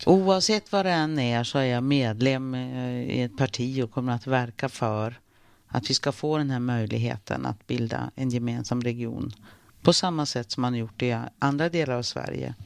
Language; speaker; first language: Swedish; native; Swedish